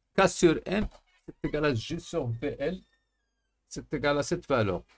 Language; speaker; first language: French; non-native, local second language; Arabic